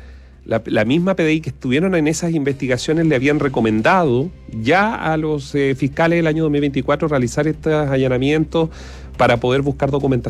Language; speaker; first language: Spanish; native; Spanish